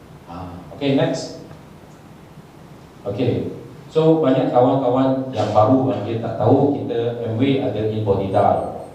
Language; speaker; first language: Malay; non-native, local second language; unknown